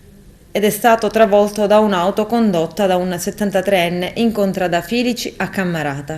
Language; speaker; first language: Italian; native; Italian